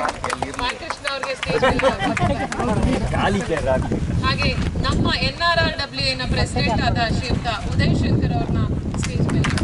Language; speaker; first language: Kannada; native; Kannada